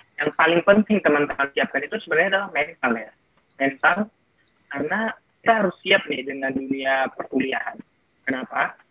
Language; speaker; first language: Indonesian; non-native, local second language; Batak Toba